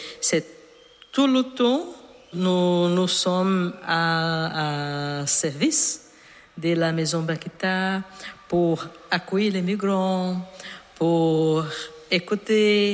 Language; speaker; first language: French; non-native, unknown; Portuguese